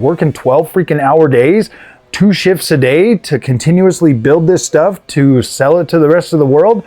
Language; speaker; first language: English; native; English